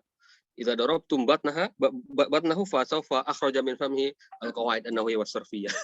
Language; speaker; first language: Arabic; non-native, fluent; Indonesian